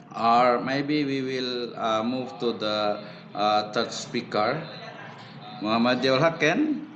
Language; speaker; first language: English; non-native, learner; Indonesian